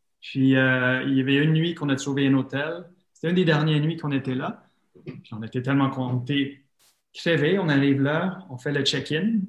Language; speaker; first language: French; non-native, fluent; English